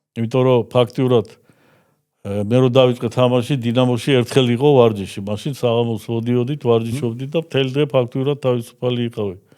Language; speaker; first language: Georgian; non-native, local second language; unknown